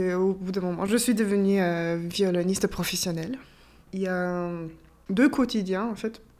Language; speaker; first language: French; non-native, fluent; German